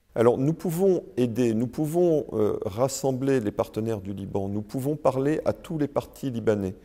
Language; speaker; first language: French; native; French